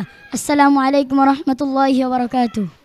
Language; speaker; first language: Arabic; non-native, learner; Bangla